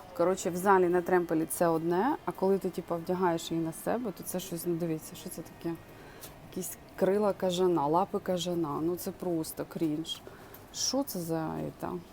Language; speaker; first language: Ukrainian; non-native, local second language; Russian